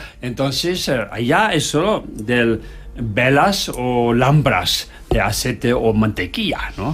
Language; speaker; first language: Spanish; non-native, learner; Tibetan